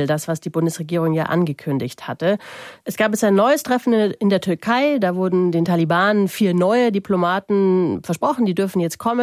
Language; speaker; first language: German; native; German